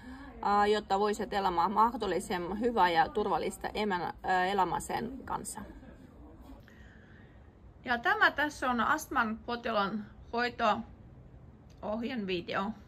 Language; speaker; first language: Finnish; non-native, learner; Russian